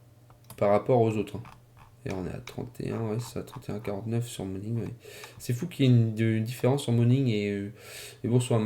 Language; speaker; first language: French; native; French